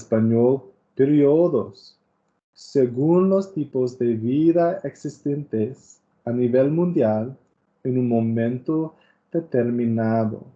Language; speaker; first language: Spanish; non-native, learner; English